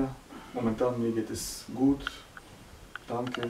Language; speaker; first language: German; non-native, learner; Bulgarian